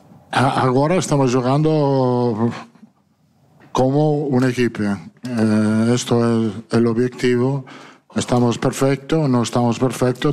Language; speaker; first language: Portuguese; non-native, fluent; Italian